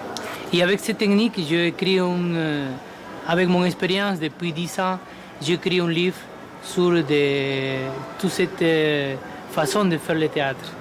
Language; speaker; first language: French; non-native, fluent; Spanish